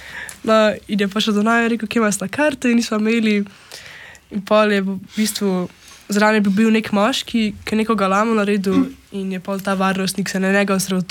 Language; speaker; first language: Slovenian; native; Slovenian